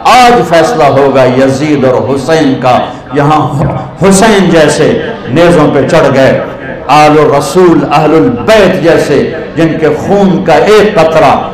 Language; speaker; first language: Urdu; non-native, local second language; Punjabi